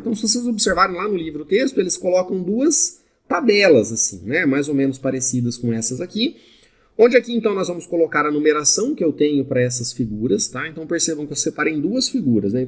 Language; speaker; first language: Portuguese; native; Portuguese